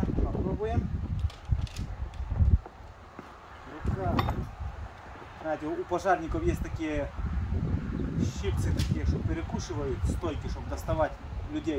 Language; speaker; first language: Russian; native; Russian